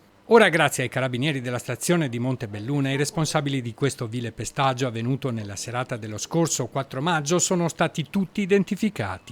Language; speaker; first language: Italian; native; Italian